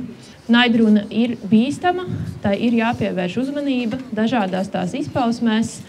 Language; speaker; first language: Latvian; native; Latvian